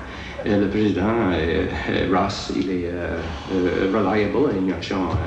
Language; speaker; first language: French; non-native, fluent; English